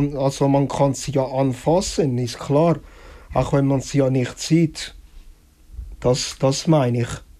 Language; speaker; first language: German; early bilingual, other home language; Italian